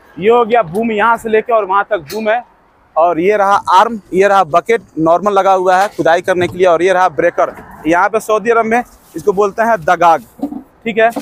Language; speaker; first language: Hindi; native; Hindi